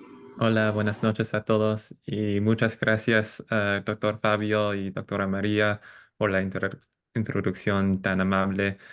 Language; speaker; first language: Spanish; non-native, fluent; English